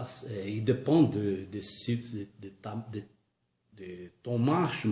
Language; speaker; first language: French; non-native, learner; Portuguese